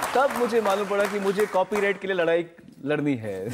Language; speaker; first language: Hindi; native; Hindi